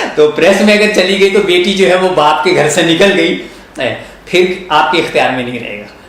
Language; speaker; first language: Urdu; native; Urdu